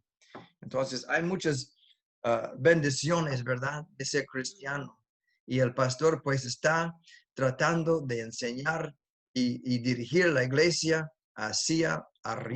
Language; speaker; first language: Spanish; non-native, fluent; English